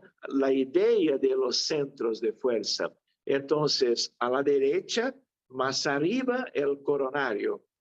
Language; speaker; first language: Spanish; non-native, fluent; Portuguese